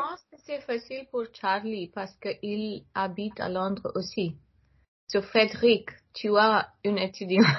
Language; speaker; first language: French; non-native, learner; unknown